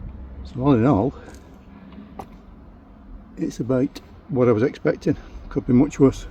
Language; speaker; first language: English; native; English